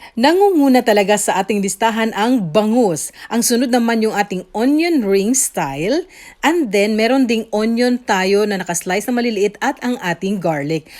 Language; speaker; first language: Filipino; native; Filipino